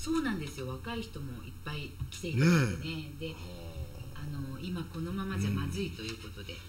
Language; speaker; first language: Japanese; native; Japanese